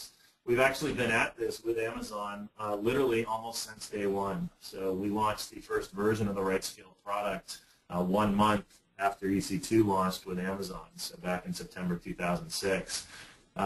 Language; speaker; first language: English; native; English